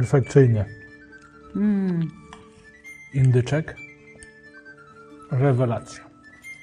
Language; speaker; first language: Polish; native; Polish